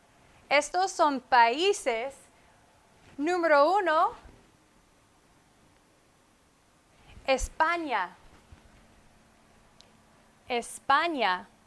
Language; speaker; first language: Spanish; non-native, fluent; English